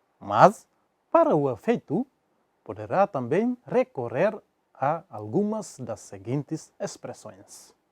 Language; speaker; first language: Portuguese; non-native, local second language; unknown